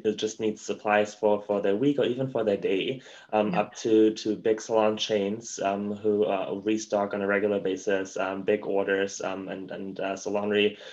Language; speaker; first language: English; non-native, fluent; German